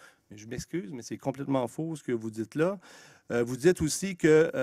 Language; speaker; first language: French; native; French